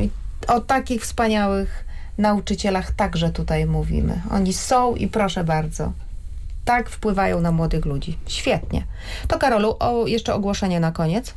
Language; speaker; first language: Polish; native; Polish